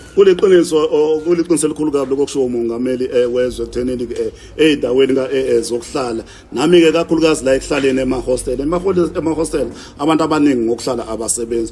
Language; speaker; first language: Zulu; native; Zulu